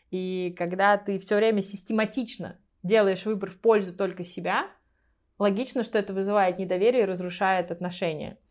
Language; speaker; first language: Russian; native; Russian